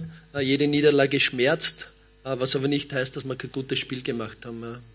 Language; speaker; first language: German; native; German